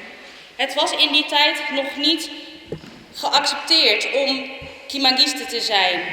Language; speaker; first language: Dutch; early bilingual, other home language; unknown